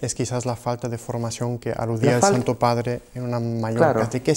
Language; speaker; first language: Spanish; native; Spanish